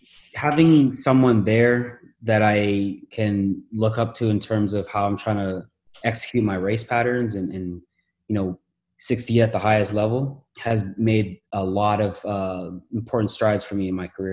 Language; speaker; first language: English; native; English